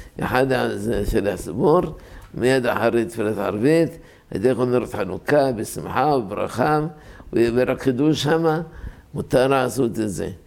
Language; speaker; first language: Hebrew; native; Hebrew